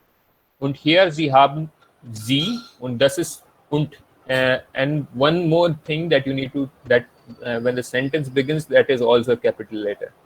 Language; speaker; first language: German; non-native, fluent; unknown